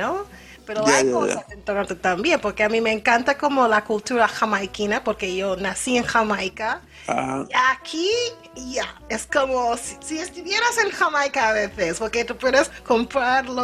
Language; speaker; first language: Spanish; non-native, fluent; English